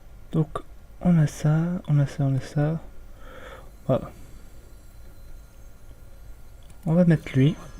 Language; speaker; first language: French; native; French